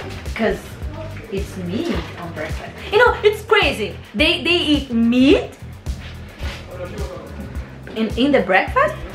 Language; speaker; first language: English; non-native, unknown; Portuguese